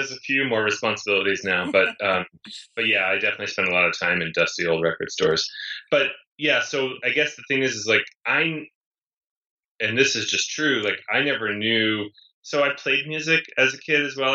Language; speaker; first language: English; native; English